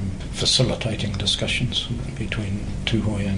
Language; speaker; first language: English; native; English